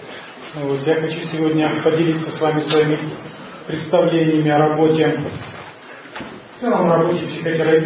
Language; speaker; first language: Russian; native; Russian